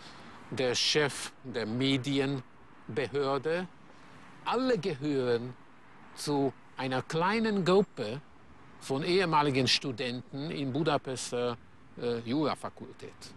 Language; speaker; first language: German; non-native, fluent; Hungarian